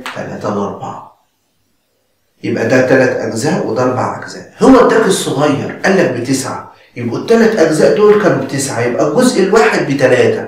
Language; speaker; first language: Arabic; native; Arabic